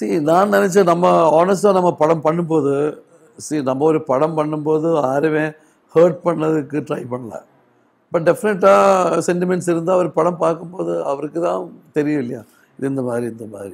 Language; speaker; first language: Tamil; non-native, learner; Malayalam